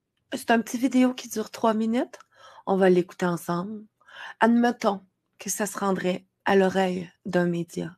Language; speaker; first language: French; native; French